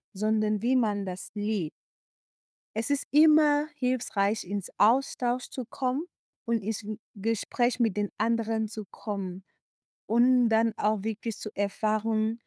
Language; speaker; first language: German; non-native, fluent; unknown